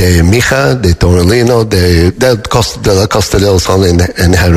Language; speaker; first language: Spanish; non-native, fluent; English